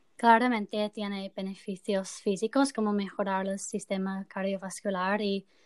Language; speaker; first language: Spanish; non-native, learner; English